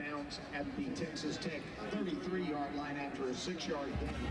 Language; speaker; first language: English; native; English